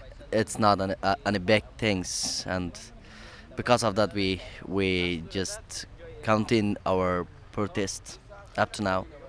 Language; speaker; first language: English; non-native, learner; Persian